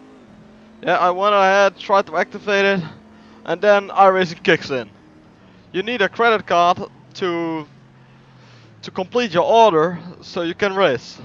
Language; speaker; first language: English; non-native, fluent; Dutch